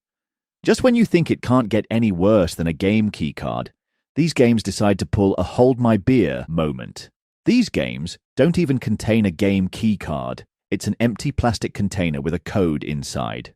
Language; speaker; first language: English; native; English